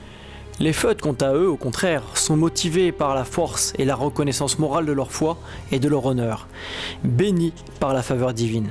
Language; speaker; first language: French; native; French